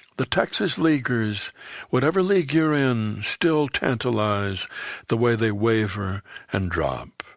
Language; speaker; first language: English; native; English